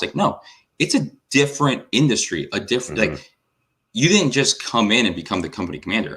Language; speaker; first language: English; native; English